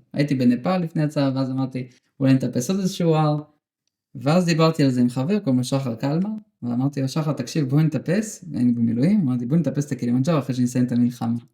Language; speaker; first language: Hebrew; early bilingual, other home language; Russian